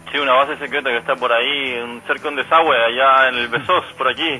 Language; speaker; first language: Spanish; native; Spanish